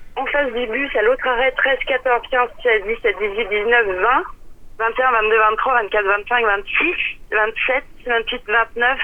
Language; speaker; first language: French; native; French